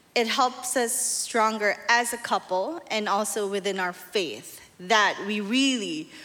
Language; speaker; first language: English; non-native, local second language; Filipino